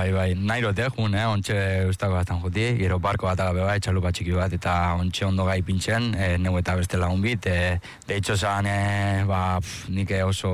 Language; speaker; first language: Basque; early bilingual, other home language; Spanish